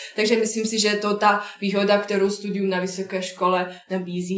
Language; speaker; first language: Czech; non-native, fluent; Bosnian